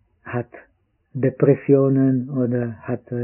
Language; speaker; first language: German; non-native, fluent; Czech